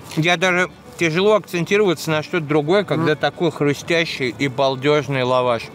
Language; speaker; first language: Russian; native; Russian